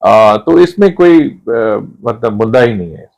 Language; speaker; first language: Hindi; non-native, local second language; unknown